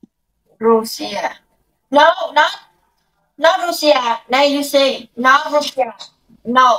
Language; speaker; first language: English; non-native, learner; Vietnamese